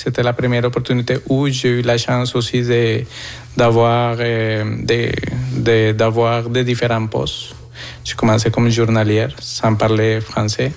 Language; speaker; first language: French; non-native, fluent; Spanish